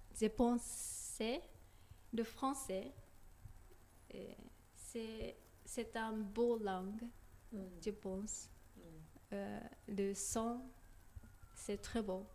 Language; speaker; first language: French; non-native, learner; Japanese